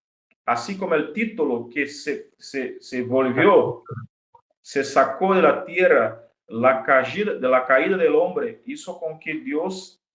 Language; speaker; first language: Spanish; non-native, fluent; Portuguese